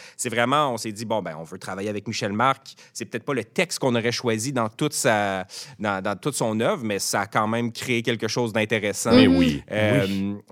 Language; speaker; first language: French; native; French